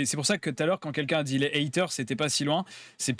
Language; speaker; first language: French; native; French